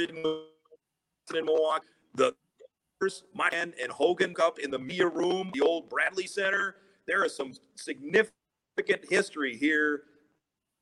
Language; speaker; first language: English; native; English